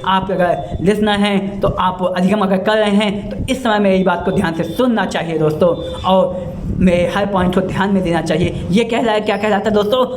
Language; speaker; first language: Hindi; native; Hindi